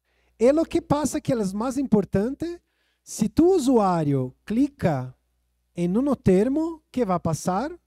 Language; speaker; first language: Spanish; non-native, fluent; Portuguese